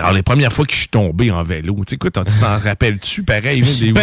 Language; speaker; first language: French; native; French